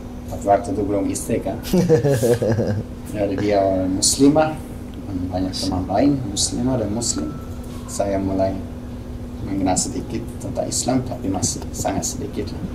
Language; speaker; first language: Indonesian; non-native, fluent; Swedish